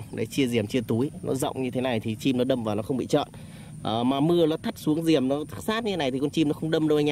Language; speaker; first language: Vietnamese; native; Vietnamese